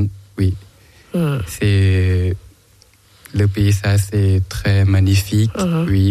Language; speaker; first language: French; non-native, learner; Thai